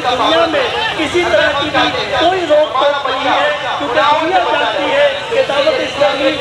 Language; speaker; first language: Urdu; native; Urdu